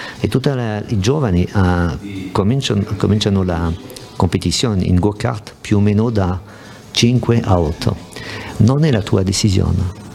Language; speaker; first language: Italian; non-native, fluent; French